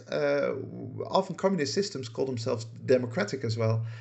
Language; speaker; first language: English; non-native, fluent; Dutch